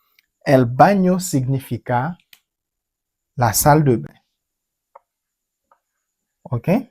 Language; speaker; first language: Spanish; non-native, fluent; French